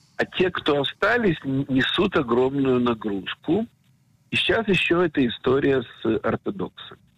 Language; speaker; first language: Russian; native; Russian